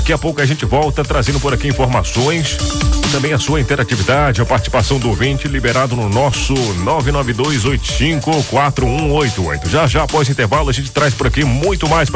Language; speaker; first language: Portuguese; native; Portuguese